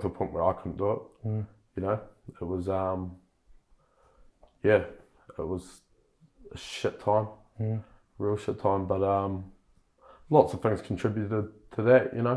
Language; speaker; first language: English; native; English